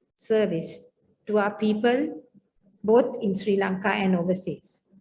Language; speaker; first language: English; non-native, local second language; Sinhala